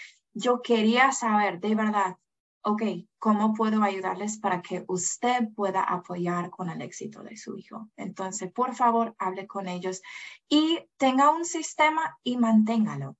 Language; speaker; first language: Spanish; non-native, fluent; English